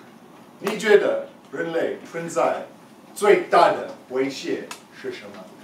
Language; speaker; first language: Chinese; non-native, learner; English